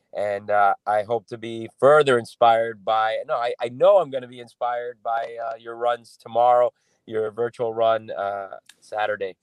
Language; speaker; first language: English; native; English